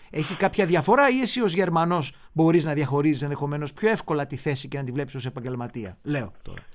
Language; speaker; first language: Greek; native; Greek